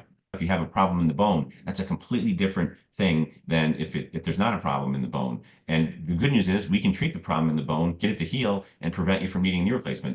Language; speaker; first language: English; native; English